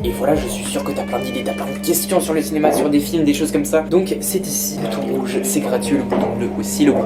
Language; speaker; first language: French; native; French